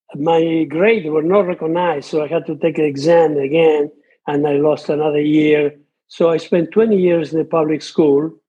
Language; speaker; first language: English; non-native, fluent; Italian